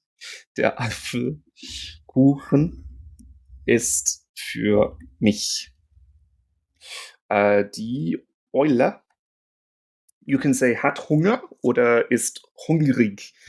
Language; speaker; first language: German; non-native, fluent; English